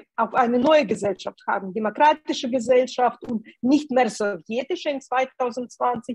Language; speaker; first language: German; non-native, fluent; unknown